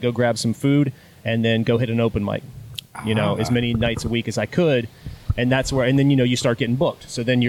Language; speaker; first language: English; native; English